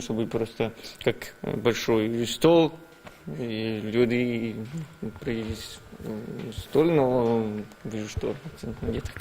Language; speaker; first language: Russian; non-native, learner; French